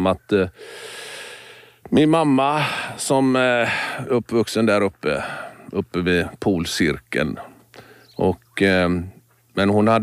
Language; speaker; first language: Swedish; native; Swedish